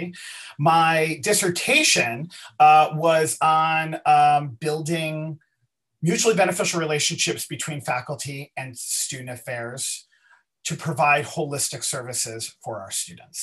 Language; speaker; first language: English; native; English